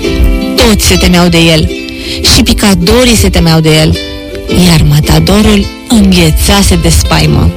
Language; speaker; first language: Romanian; native; Romanian